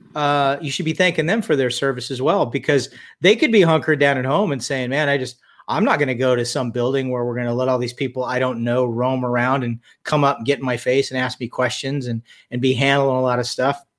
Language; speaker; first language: English; native; English